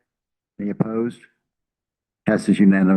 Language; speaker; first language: English; native; English